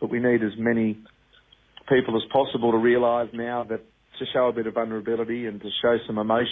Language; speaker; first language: English; native; English